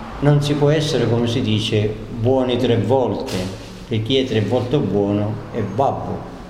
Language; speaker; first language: Italian; native; Italian